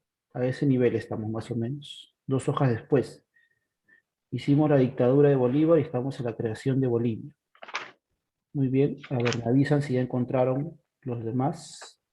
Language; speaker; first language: Spanish; native; Spanish